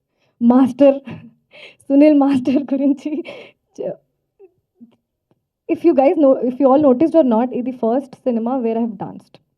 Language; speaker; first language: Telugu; non-native, fluent; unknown